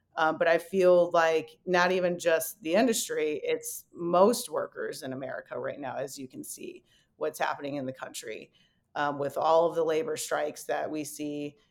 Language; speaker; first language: English; native; English